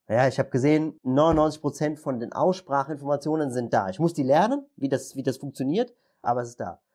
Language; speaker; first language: German; native; German